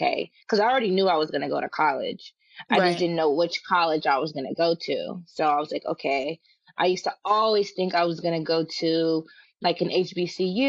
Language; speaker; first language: English; native; English